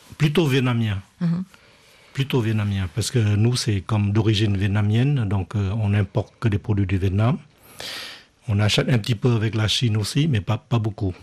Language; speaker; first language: French; non-native, fluent; Vietnamese